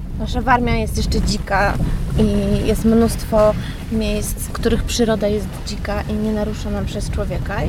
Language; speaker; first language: Polish; native; Polish